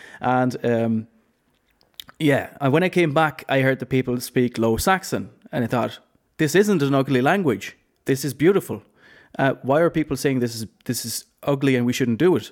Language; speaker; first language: English; non-native, fluent; Low German